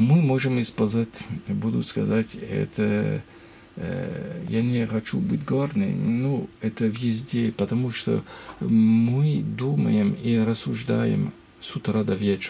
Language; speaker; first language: Russian; non-native, learner; French